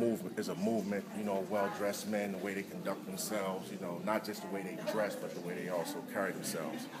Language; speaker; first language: English; native; English